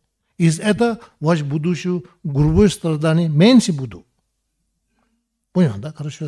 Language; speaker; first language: Russian; non-native, learner; Tibetan